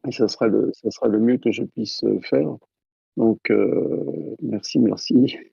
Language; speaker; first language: French; native; French